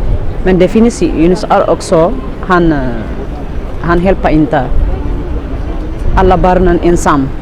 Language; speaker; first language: Swedish; non-native, learner; Tigrinya